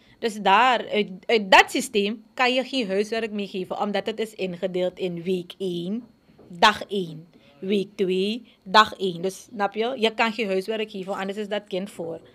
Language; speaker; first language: Dutch; native; Dutch